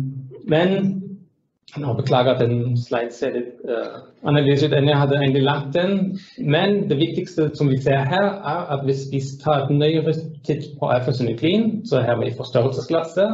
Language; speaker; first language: Norwegian; non-native, fluent; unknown